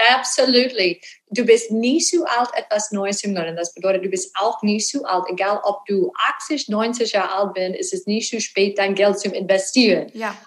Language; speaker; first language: German; non-native, fluent; English